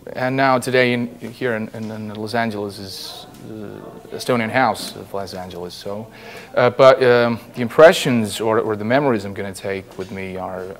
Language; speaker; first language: English; non-native, fluent; Estonian